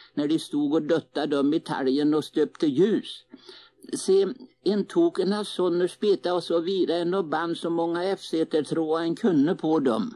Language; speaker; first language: Swedish; native; Swedish